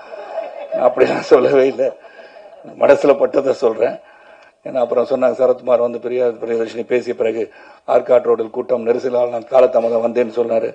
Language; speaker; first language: Tamil; native; Tamil